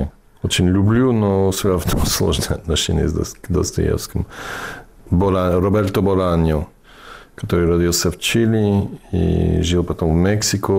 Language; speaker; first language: Russian; non-native, fluent; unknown